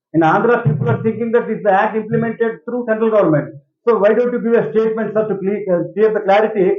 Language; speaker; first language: English; non-native, local second language; Telugu